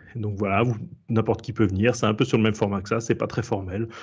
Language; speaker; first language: French; native; French